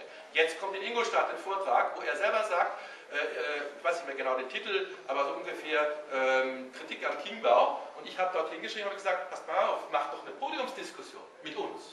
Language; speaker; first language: German; native; German